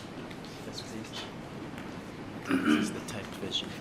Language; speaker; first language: English; non-native, local second language; Zulu